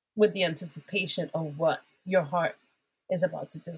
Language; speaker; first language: English; early bilingual, other home language; Spanish